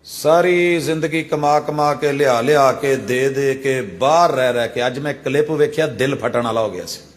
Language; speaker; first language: Urdu; non-native, local second language; Punjabi